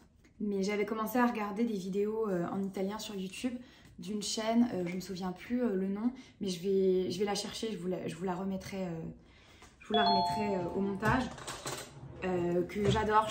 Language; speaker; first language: French; native; French